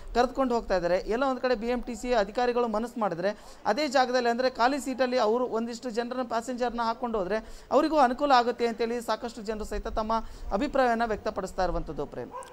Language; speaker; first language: Kannada; native; Kannada